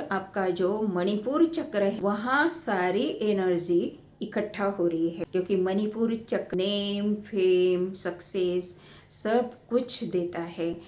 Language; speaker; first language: Hindi; native; Hindi